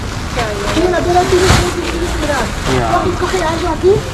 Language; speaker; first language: Spanish; non-native, learner; Filipino